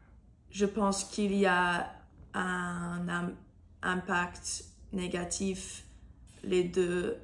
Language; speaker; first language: French; non-native, learner; English